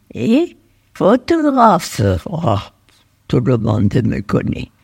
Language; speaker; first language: French; non-native, fluent; Spanish